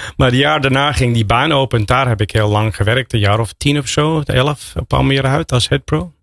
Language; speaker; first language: Dutch; non-native, fluent; English